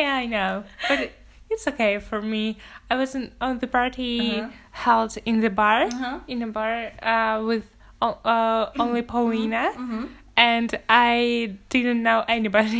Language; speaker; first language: English; non-native, fluent; Russian